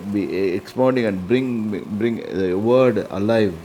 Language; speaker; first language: English; non-native, local second language; Tamil